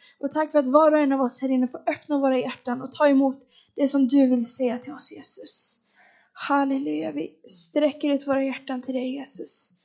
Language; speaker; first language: Swedish; native; Swedish